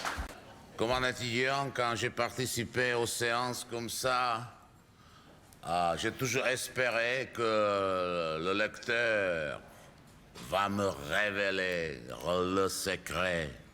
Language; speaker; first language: French; non-native, fluent; Czech